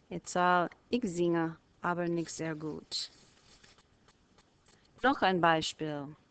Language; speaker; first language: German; non-native, fluent; English